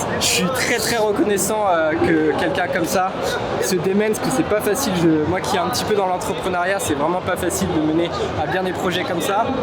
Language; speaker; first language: French; native; French